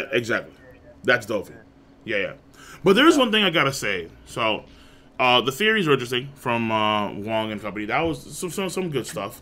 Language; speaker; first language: English; native; English